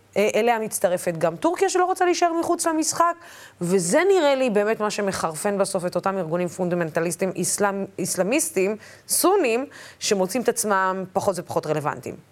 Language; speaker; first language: Hebrew; non-native, local second language; Arabic